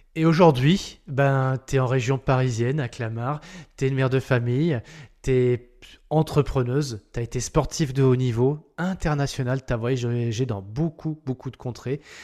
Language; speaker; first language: French; native; French